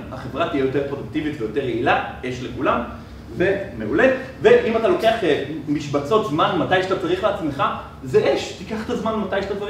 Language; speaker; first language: Hebrew; native; Hebrew